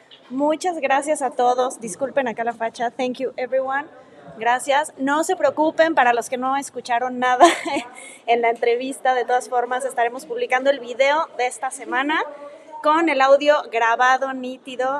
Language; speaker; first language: Spanish; native; Spanish